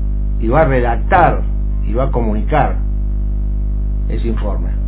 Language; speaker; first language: Spanish; native; Spanish